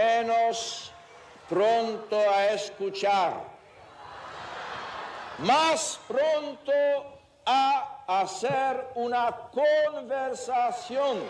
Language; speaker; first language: Spanish; non-native, fluent; Polish